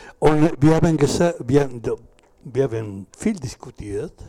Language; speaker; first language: German; non-native, learner; Spanish